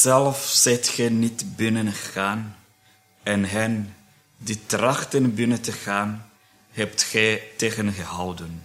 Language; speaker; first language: Dutch; non-native, fluent; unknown